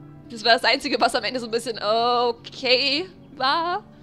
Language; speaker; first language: German; native; German